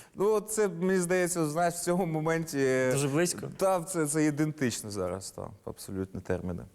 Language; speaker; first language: Ukrainian; native; Ukrainian